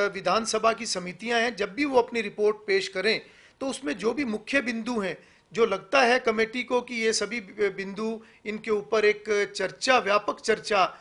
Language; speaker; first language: Hindi; native; Hindi